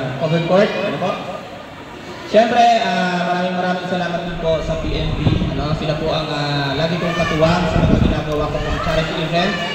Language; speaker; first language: Filipino; native; Filipino